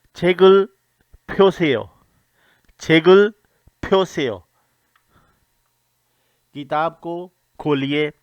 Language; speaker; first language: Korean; non-native, fluent; Urdu